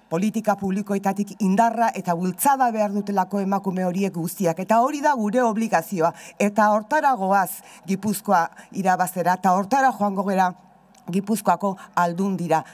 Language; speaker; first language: Basque; native; Basque